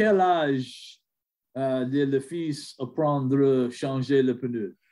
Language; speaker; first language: French; non-native, learner; English